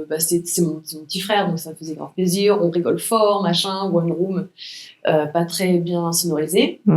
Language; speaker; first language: French; native; French